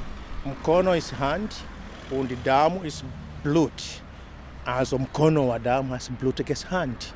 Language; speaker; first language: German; non-native, local second language; Swahili